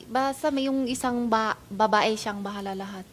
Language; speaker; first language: Filipino; non-native, learner; Chinese